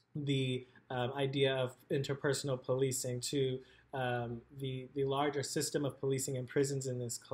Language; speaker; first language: English; native; English